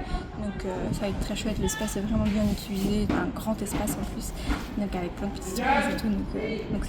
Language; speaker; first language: French; native; French